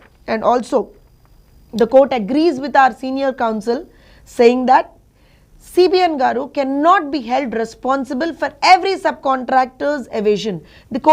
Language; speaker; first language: English; non-native, local second language; Telugu